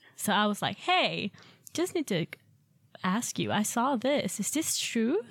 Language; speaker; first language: English; non-native, fluent; Swedish